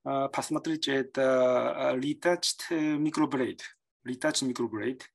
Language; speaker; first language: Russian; non-native, learner; Japanese